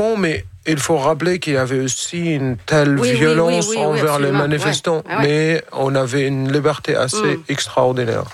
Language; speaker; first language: French; non-native, fluent; Arabic